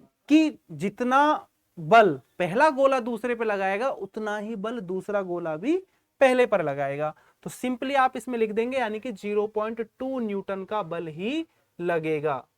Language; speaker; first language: Hindi; native; Hindi